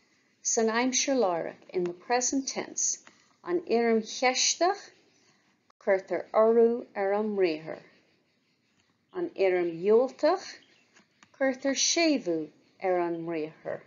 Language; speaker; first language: Irish; non-native, local second language; English